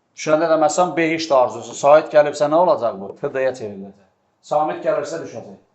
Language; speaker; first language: Azerbaijani; native; Azerbaijani